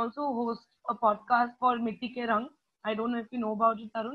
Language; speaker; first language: English; non-native, local second language; Hindi